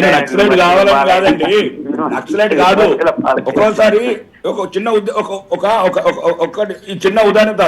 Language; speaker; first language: Telugu; native; Telugu